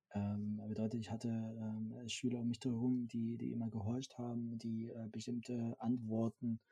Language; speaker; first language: German; non-native, fluent; French